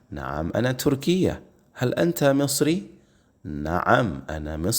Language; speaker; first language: Arabic; non-native, fluent; Indonesian